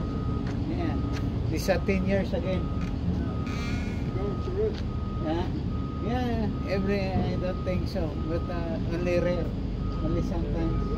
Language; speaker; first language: English; non-native, local second language; Filipino